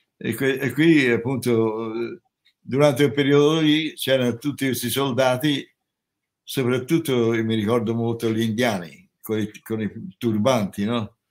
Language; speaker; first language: Italian; native; Italian